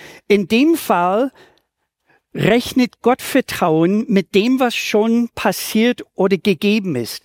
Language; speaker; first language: German; native; German